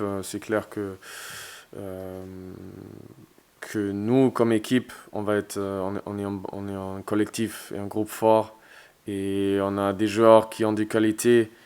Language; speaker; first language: French; non-native, fluent; German